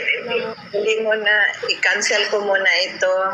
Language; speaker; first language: Filipino; non-native, local second language; Cebuano